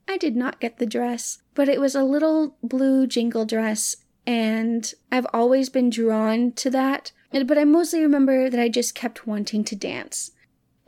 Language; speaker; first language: English; native; English